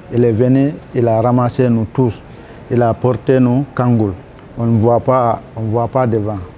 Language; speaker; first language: Spanish; non-native, learner; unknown